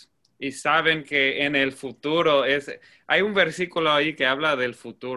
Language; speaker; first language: Spanish; non-native, fluent; English